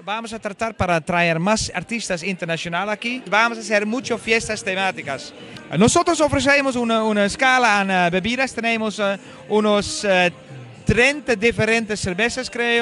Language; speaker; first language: Spanish; non-native, fluent; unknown